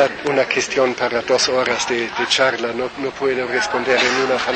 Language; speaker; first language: Spanish; non-native, fluent; German